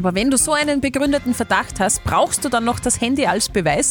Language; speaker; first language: German; native; German